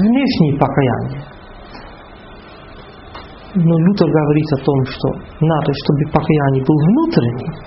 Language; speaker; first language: Russian; non-native, fluent; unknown